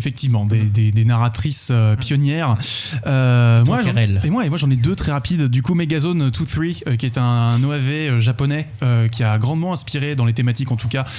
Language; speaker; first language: French; native; French